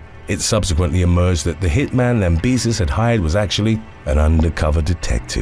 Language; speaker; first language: English; native; English